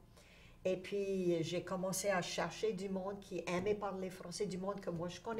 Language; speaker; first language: French; native; French